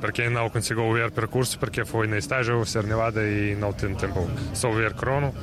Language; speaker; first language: Portuguese; non-native, learner; Russian